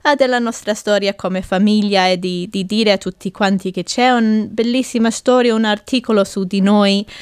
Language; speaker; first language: Italian; non-native, fluent; English